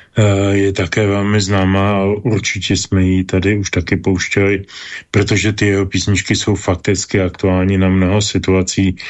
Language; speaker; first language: Czech; native; Czech